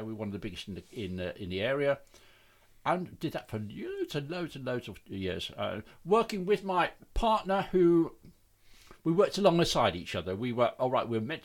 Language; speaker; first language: English; native; English